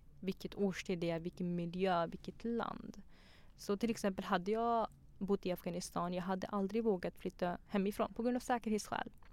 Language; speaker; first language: Swedish; early bilingual, other home language; Persian